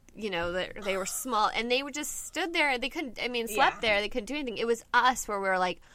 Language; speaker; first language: English; native; English